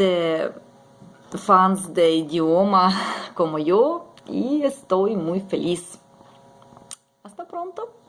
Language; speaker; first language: Spanish; non-native, learner; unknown